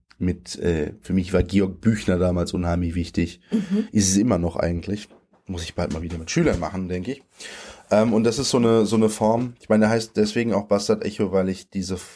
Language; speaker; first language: German; early bilingual, other home language; Polish